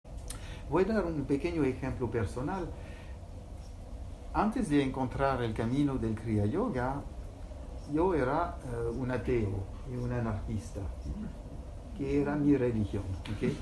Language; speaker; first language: Spanish; non-native, fluent; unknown